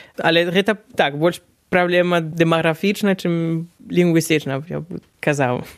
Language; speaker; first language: Belarusian; non-native, fluent; German